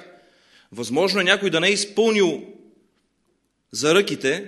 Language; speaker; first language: Bulgarian; native; Bulgarian